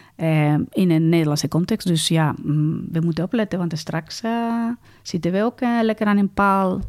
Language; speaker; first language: Dutch; non-native, fluent; Spanish